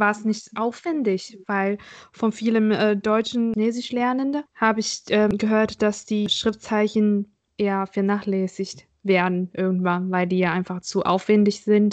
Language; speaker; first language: German; non-native, fluent; Chinese